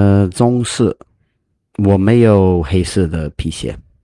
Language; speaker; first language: Chinese; non-native, learner; English